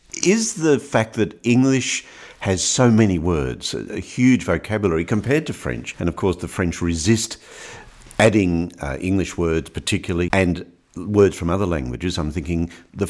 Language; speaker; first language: English; native; English